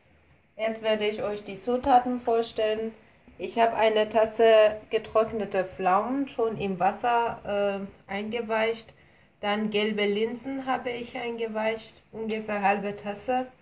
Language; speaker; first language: German; non-native, fluent; Persian